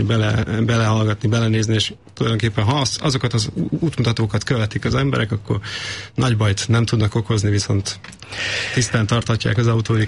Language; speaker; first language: Hungarian; native; Hungarian